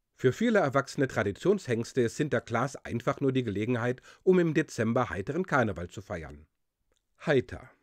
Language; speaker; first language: German; native; German